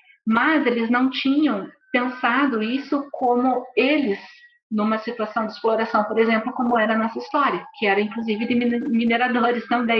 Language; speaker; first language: Portuguese; native; Portuguese